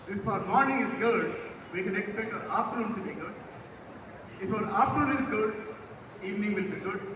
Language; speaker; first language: English; non-native, local second language; Kannada